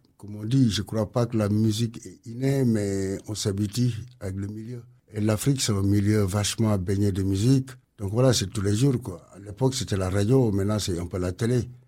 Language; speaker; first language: French; non-native, local second language; Wolof